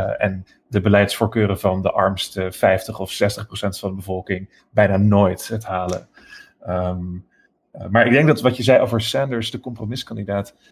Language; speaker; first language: Dutch; native; Dutch